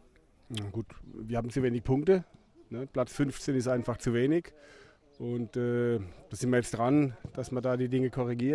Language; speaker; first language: German; native; German